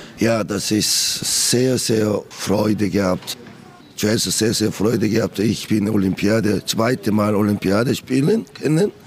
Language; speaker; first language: German; non-native, learner; Korean